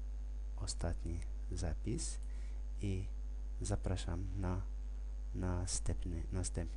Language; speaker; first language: Polish; non-native, fluent; Arabic